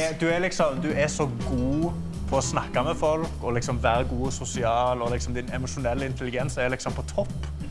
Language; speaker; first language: Norwegian; native; Norwegian